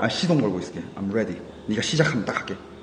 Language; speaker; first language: Korean; native; Korean